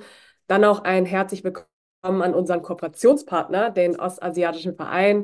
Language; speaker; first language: German; native; German